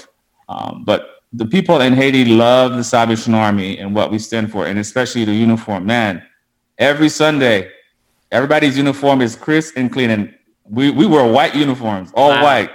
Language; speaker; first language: English; non-native, fluent; Haitian Creole